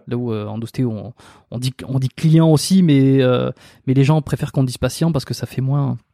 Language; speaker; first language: French; native; French